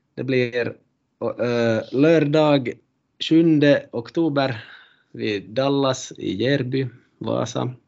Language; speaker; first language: Swedish; native; Swedish